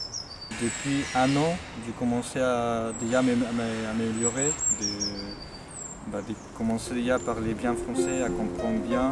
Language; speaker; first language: French; non-native, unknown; Spanish